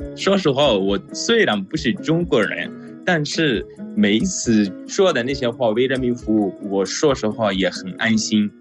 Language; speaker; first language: Chinese; non-native, fluent; Persian